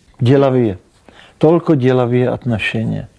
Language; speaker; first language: Ukrainian; non-native, learner; Czech